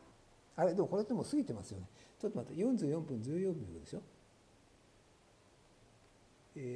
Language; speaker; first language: Japanese; native; Japanese